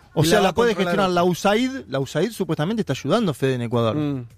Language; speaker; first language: Spanish; native; Spanish